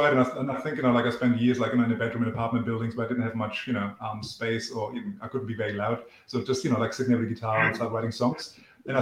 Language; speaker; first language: English; non-native, fluent; German